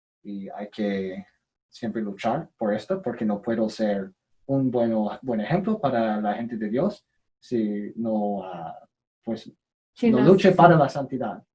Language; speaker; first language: Spanish; non-native, learner; English